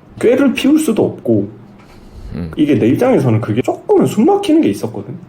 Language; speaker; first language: Korean; native; Korean